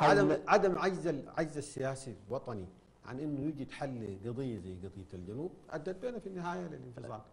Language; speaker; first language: Arabic; native; Arabic